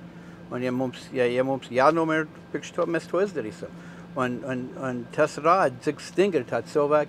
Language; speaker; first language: Latvian; early bilingual, heritage; English